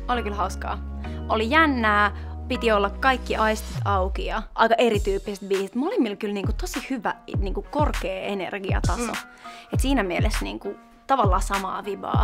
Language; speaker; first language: Finnish; native; Finnish